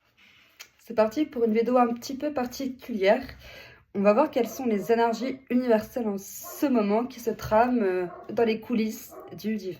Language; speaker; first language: French; native; French